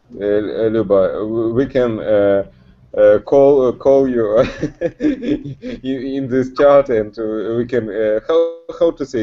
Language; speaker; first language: English; non-native, learner; Russian